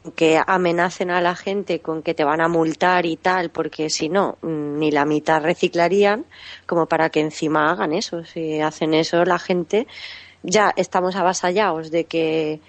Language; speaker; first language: Spanish; native; Spanish